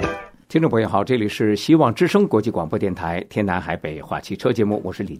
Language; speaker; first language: Chinese; native; Chinese